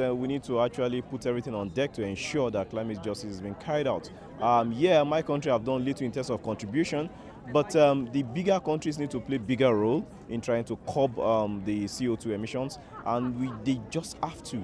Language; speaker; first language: English; non-native, local second language; Yoruba